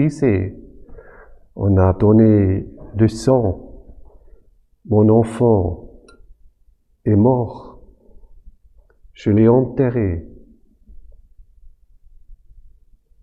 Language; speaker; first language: French; non-native, fluent; German